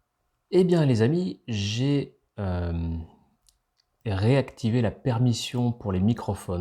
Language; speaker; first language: French; native; French